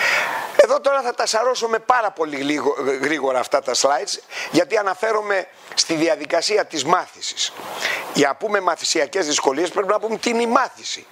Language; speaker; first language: Greek; native; Greek